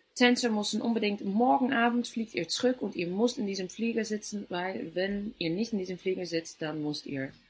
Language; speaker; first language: German; non-native, fluent; Dutch